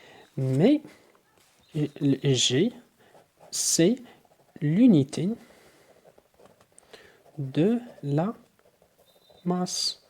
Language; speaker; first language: French; non-native, local second language; Arabic